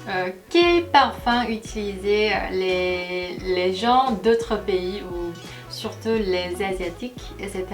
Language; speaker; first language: French; non-native, fluent; Korean